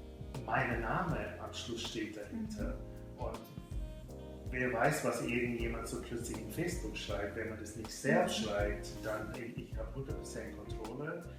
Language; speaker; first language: German; non-native, fluent; English